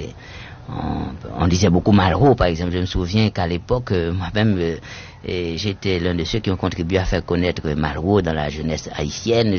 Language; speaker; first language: French; non-native, local second language; Haitian Creole